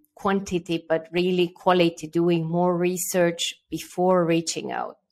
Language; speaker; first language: English; early bilingual, other home language; Estonian